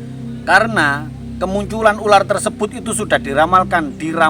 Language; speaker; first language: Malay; non-native, local second language; Javanese